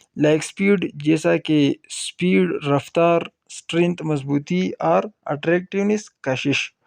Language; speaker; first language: Urdu; non-native, local second language; Pashto